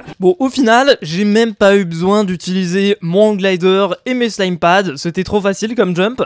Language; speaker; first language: French; native; French